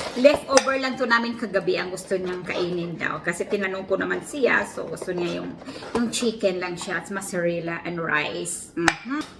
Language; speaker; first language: Filipino; native; Filipino